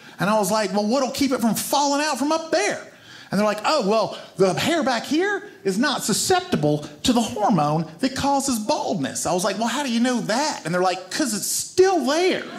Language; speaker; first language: English; native; English